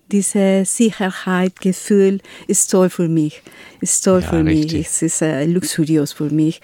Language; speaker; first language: German; non-native, learner; Spanish